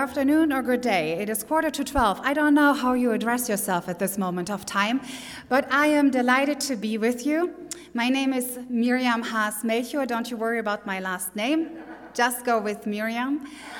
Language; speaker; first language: English; non-native, fluent; German